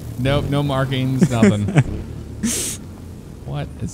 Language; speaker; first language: English; native; English